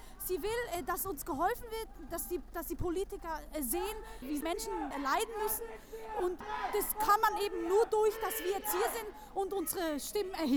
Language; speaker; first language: German; early bilingual, other home language; Kurdish